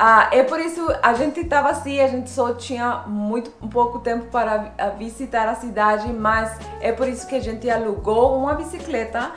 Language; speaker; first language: Portuguese; non-native, fluent; Spanish